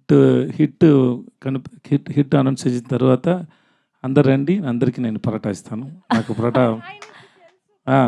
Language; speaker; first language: Telugu; non-native, learner; Tamil